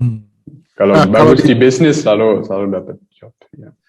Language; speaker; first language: Indonesian; early bilingual, heritage; German